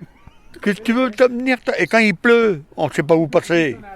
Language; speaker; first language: French; native; French